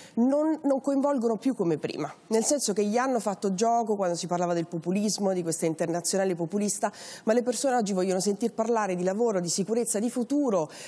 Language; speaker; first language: Italian; native; Italian